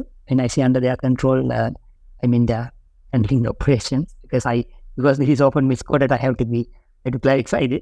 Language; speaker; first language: English; non-native, local second language; Sinhala